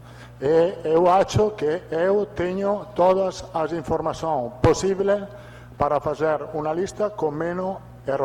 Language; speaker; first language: Portuguese; non-native, learner; Italian